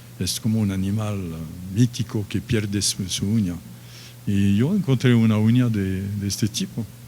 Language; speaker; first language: Spanish; non-native, fluent; French